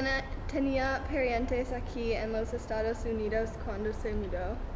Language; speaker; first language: Spanish; non-native, learner; English